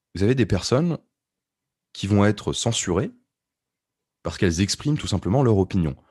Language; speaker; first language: French; non-native, local second language; Arabic